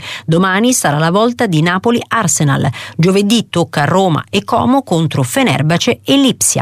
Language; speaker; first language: Italian; native; Italian